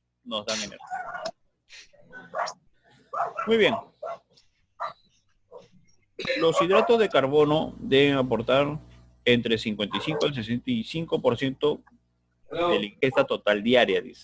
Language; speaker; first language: Spanish; native; Spanish